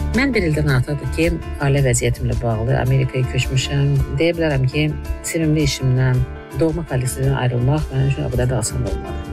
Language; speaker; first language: Azerbaijani; native; Azerbaijani